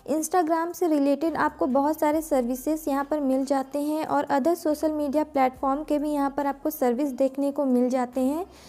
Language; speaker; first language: Hindi; native; Hindi